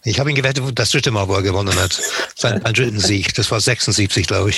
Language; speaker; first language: German; non-native, fluent; English